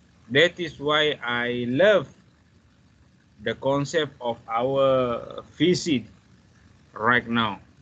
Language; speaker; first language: English; non-native, fluent; Buginese